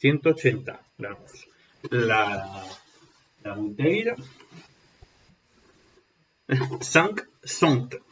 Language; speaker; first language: French; non-native, learner; Spanish